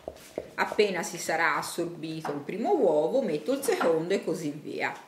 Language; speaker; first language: Italian; native; Italian